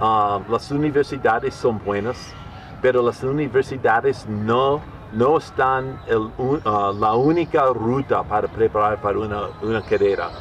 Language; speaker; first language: Spanish; non-native, learner; English